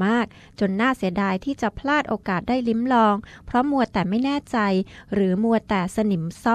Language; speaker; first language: Thai; native; Thai